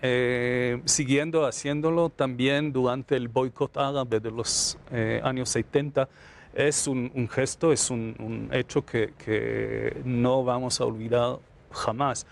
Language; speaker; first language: Spanish; non-native, fluent; Hebrew